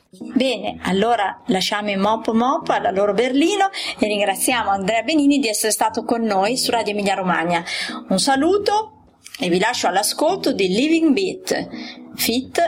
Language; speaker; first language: Italian; native; Italian